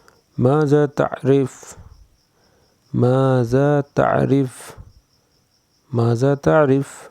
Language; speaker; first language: Arabic; non-native, fluent; Urdu